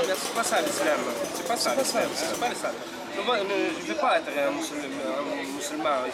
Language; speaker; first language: French; non-native, learner; Arabic